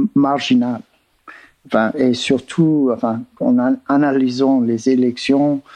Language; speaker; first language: French; non-native, fluent; English